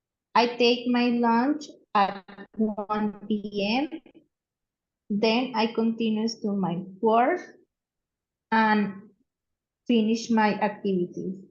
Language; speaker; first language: English; non-native, learner; Spanish